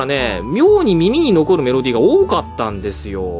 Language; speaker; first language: Japanese; native; Japanese